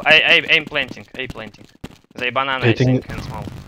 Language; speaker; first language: English; non-native, learner; Russian